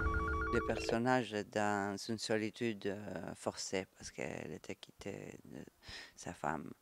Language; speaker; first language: French; non-native, fluent; Italian